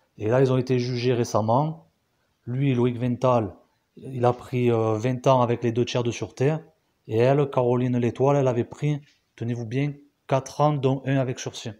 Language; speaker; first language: French; native; French